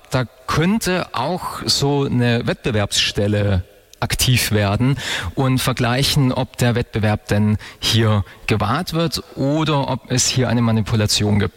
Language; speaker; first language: German; native; German